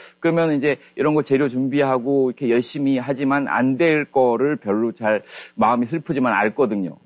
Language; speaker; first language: Korean; native; Korean